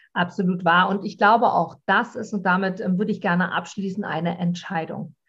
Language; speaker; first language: German; native; German